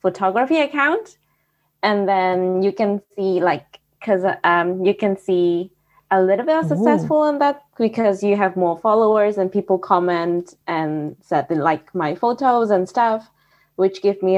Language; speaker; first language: English; non-native, local second language; Cantonese